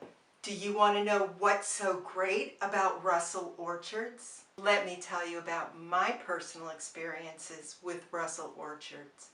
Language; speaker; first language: English; native; English